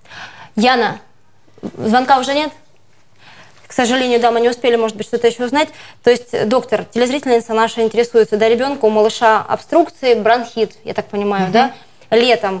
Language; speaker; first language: Russian; native; Russian